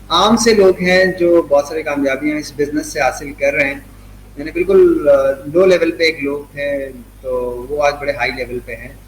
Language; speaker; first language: Urdu; native; Urdu